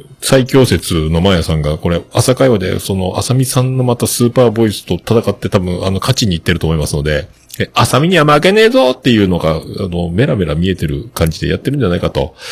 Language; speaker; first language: Japanese; native; Japanese